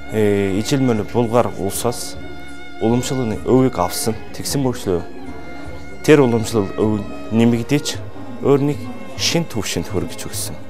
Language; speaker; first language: Mongolian; non-native, fluent; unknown